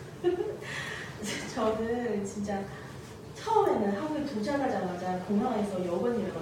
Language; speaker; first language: Korean; non-native, fluent; Chinese